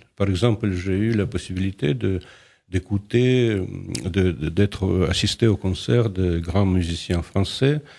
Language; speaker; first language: French; non-native, fluent; Russian